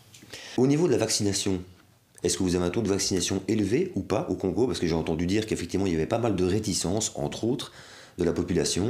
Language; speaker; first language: French; native; French